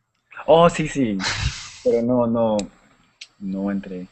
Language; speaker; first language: Spanish; non-native, learner; English